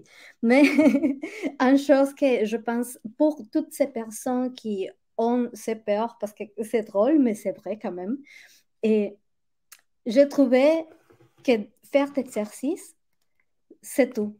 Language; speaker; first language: French; non-native, fluent; Spanish